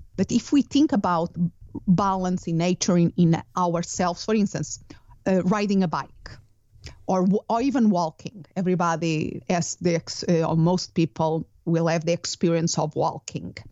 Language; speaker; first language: English; non-native, fluent; Portuguese